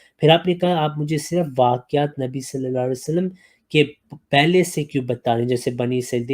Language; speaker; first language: Urdu; native; Urdu